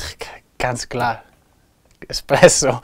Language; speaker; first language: German; non-native, learner; Italian